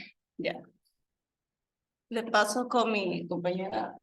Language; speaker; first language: Spanish; native; Spanish